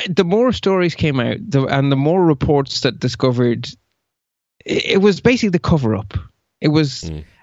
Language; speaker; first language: English; early bilingual, other home language; Dutch